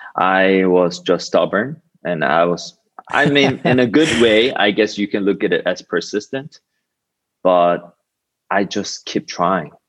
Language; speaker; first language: English; non-native, fluent; Korean